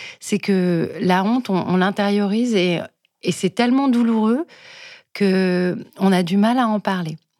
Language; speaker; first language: French; native; French